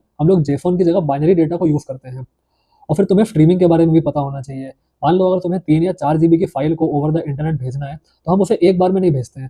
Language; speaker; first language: Hindi; native; Hindi